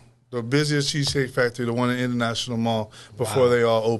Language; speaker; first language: English; native; English